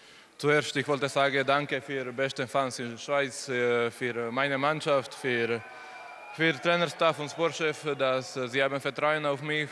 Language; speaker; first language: German; non-native, learner; Croatian